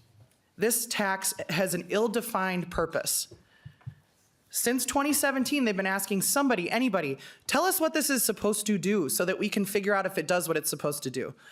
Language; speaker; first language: English; native; English